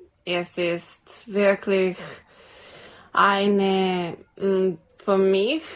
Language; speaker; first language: German; non-native, learner; Serbian